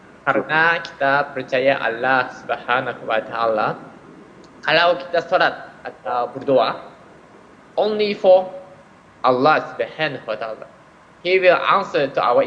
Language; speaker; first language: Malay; non-native, fluent; Japanese